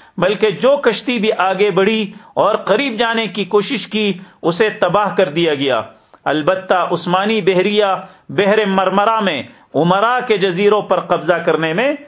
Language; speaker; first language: Urdu; native; Urdu